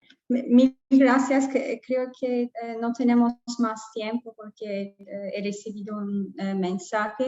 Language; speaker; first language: Spanish; non-native, fluent; English